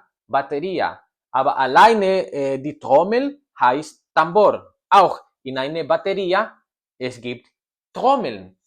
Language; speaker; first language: German; non-native, learner; Spanish